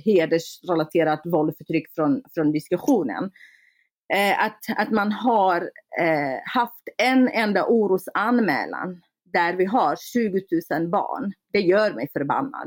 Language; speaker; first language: Swedish; non-native, fluent; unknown